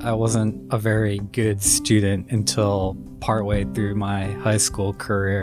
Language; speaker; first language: English; native; English